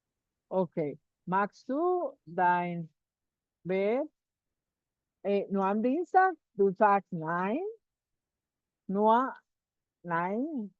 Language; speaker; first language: German; non-native, fluent; Spanish